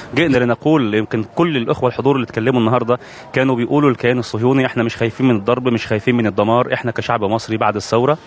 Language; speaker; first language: Arabic; native; Arabic